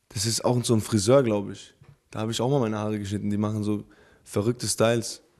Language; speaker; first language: German; early bilingual, other home language; Albanian